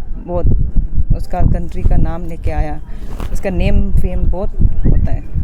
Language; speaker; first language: Hindi; non-native, local second language; Manipuri